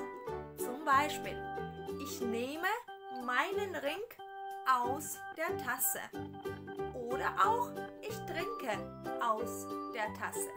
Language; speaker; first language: German; non-native, fluent; Ukrainian